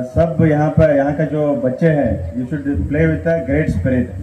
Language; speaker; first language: Hindi; non-native, local second language; Kannada